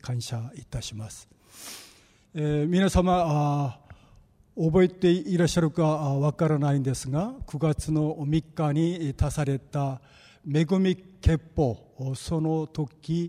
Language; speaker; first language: Japanese; non-native, fluent; Korean